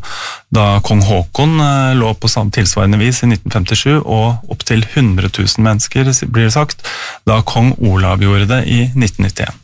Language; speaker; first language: Norwegian; native; Norwegian